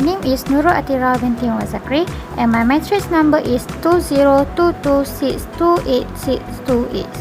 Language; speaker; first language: English; non-native, local second language; Malay